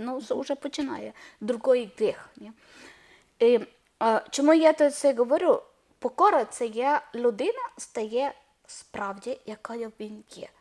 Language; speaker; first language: Ukrainian; non-native, learner; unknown